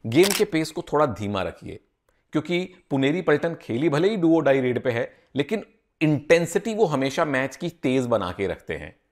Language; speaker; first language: Hindi; native; Hindi